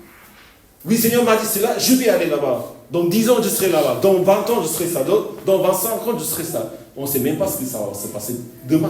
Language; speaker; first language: French; non-native, fluent; Korean